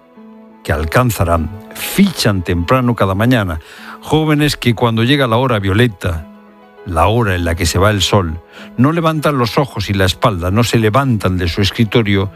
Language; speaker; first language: Spanish; native; Spanish